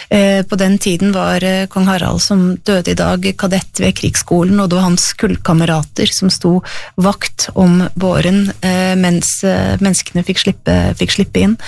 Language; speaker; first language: Norwegian; native; Norwegian